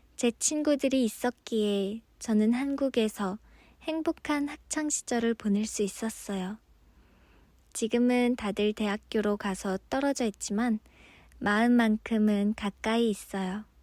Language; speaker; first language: Korean; early bilingual, other home language; Mongolian